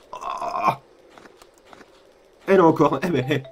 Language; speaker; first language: French; native; French